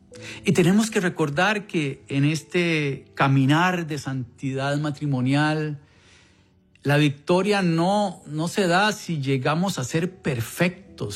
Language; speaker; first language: Spanish; native; Spanish